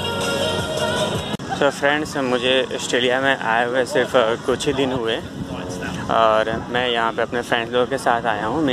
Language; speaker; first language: Hindi; native; Hindi